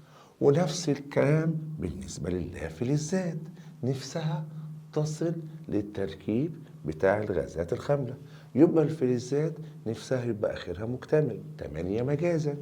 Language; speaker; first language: Arabic; native; Arabic